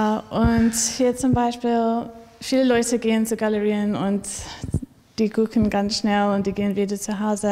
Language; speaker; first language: German; non-native, learner; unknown